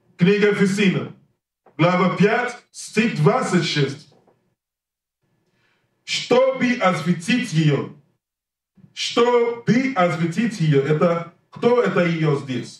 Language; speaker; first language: Russian; non-native, learner; English